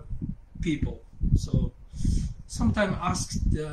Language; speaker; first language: English; non-native, learner; Japanese